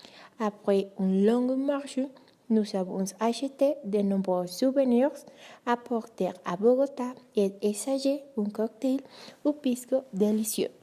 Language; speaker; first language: French; non-native, learner; Spanish